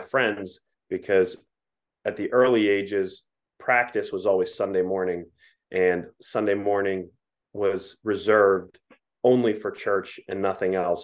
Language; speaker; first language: English; native; English